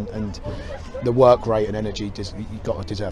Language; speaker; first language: English; native; English